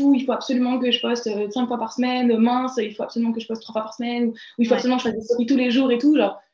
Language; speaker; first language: French; native; French